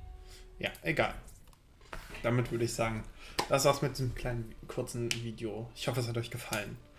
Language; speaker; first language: German; native; German